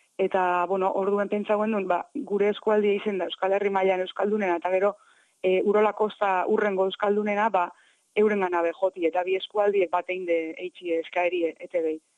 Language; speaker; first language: Basque; native; Basque